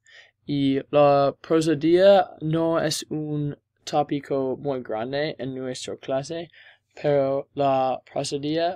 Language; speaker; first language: Spanish; non-native, learner; English